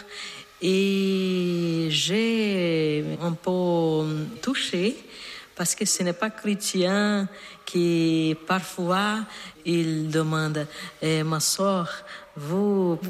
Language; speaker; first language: French; non-native, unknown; Portuguese